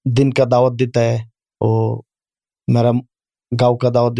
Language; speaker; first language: Urdu; non-native, learner; Bangla